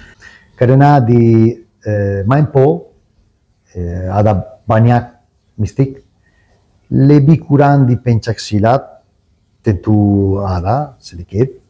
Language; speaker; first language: Indonesian; non-native, learner; Italian